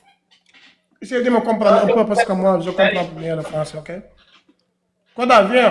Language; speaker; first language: French; non-native, local second language; Wolof